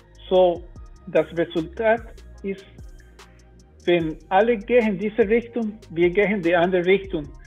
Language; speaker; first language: German; non-native, learner; Spanish